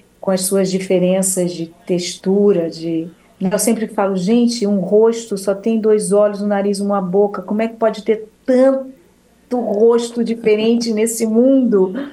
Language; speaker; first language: Portuguese; native; Portuguese